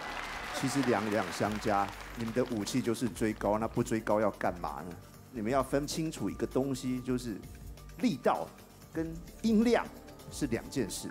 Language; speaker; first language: Chinese; native; Chinese